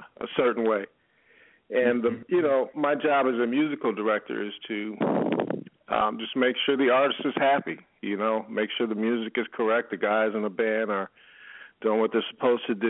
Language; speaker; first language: English; native; English